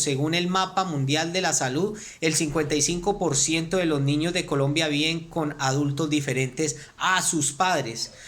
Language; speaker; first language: Spanish; native; Spanish